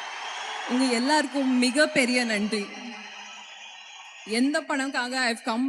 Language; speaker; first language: Tamil; non-native, learner; Kannada